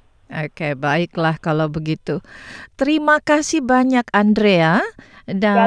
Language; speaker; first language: Indonesian; native; Indonesian